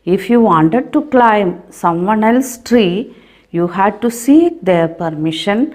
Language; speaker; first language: English; non-native, local second language; Malayalam